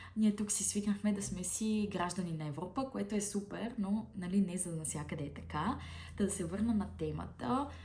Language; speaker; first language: Bulgarian; native; Bulgarian